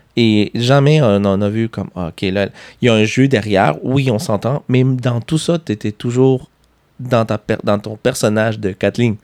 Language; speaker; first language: French; non-native, fluent; Spanish